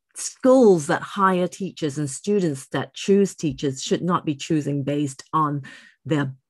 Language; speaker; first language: English; native; English